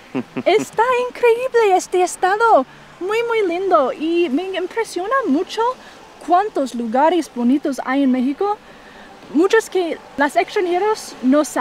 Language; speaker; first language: Spanish; non-native, fluent; English